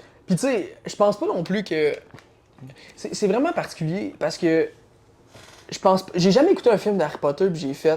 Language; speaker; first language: French; native; French